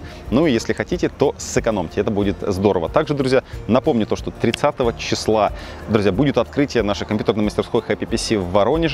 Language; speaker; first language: Russian; native; Russian